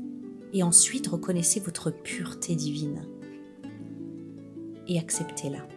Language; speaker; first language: French; native; French